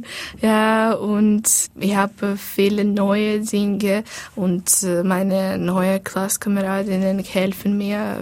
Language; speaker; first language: German; non-native, learner; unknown